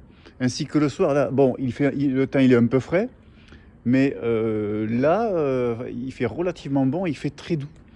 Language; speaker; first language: French; native; French